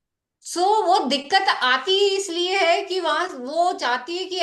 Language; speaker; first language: Hindi; native; Hindi